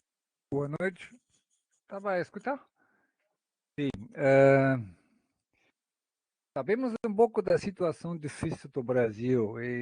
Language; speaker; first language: Portuguese; non-native, fluent; German